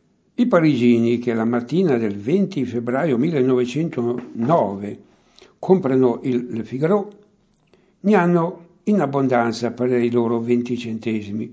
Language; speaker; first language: Italian; native; Italian